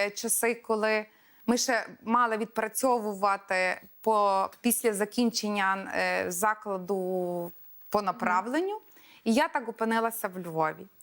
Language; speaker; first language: Ukrainian; native; Ukrainian